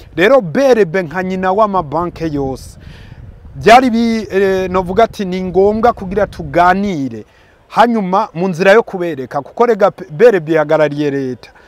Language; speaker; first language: Rundi; early bilingual, heritage; Rundi